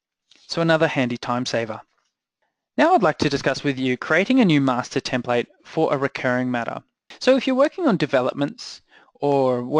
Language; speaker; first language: English; native; English